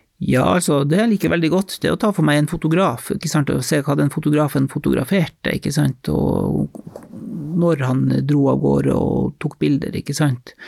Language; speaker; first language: Norwegian; native; Norwegian